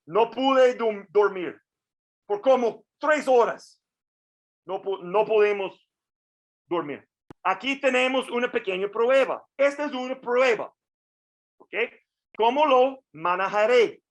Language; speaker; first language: Spanish; non-native, fluent; English